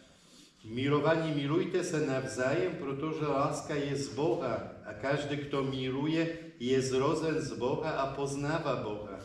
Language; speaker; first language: Czech; non-native, fluent; Polish